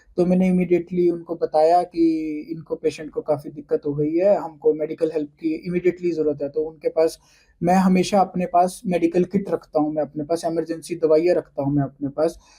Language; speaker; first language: Hindi; native; Hindi